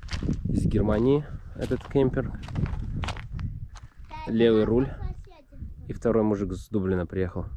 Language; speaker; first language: Russian; native; Russian